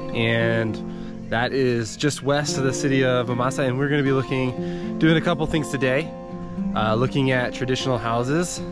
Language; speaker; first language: English; native; English